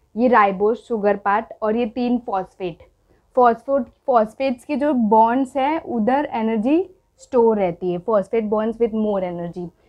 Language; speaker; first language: Hindi; non-native, local second language; Marathi